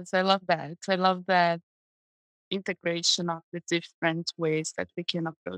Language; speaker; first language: English; non-native, fluent; Portuguese